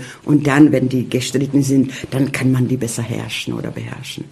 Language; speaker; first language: German; early bilingual, heritage; Czech